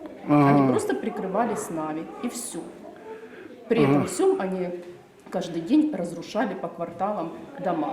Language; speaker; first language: Russian; native; Russian